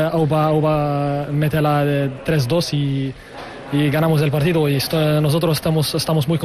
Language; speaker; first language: Spanish; non-native, learner; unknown